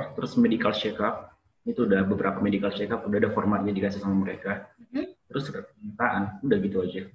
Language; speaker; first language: Indonesian; native; Indonesian